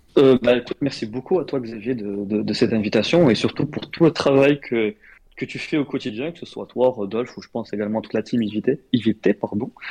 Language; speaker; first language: French; non-native, local second language; Arabic